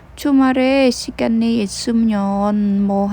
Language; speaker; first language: Korean; non-native, learner; Khmer